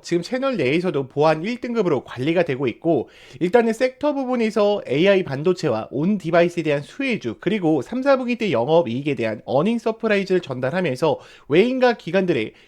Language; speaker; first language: Korean; native; Korean